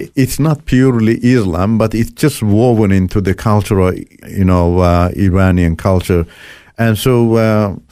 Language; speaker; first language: English; non-native, fluent; Turkish